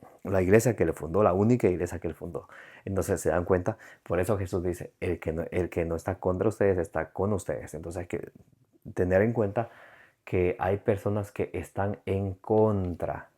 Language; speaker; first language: Spanish; native; Spanish